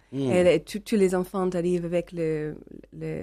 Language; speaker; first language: French; non-native, learner; English